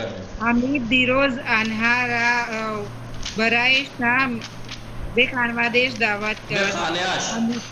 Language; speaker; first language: Persian; non-native, learner; Urdu